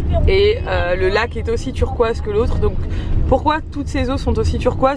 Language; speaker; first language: French; native; French